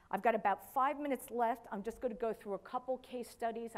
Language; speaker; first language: English; native; English